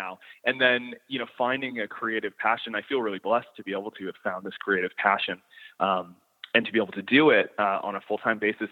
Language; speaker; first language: English; native; English